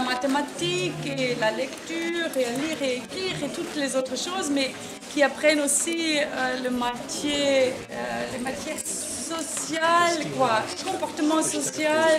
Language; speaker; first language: French; non-native, fluent; German